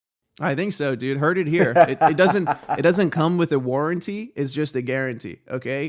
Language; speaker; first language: English; native; English